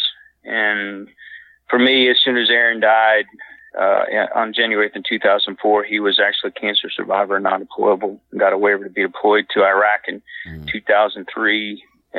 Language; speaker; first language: English; native; English